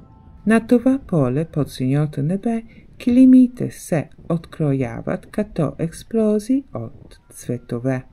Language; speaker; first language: Bulgarian; non-native, learner; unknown